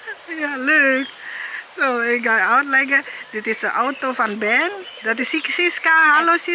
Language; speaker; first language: Dutch; non-native, learner; Indonesian